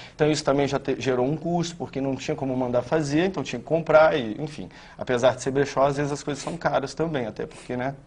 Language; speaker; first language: Portuguese; native; Portuguese